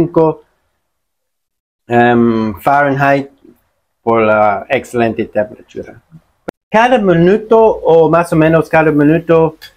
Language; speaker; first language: Spanish; non-native, learner; English